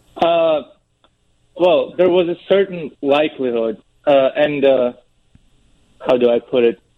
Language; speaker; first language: English; non-native, fluent; Russian